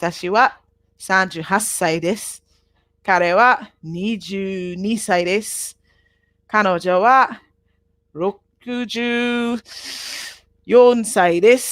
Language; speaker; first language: Japanese; non-native, fluent; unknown